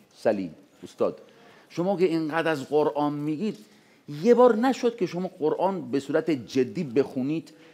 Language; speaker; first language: Persian; non-native, fluent; Spanish